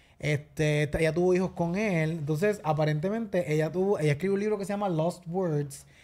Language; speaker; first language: Spanish; native; Spanish